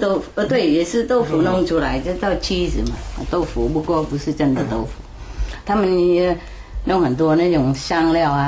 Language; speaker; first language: Chinese; non-native, fluent; Vietnamese